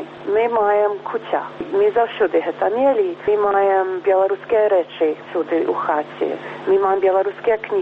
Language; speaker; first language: Belarusian; early bilingual, heritage; Belarusian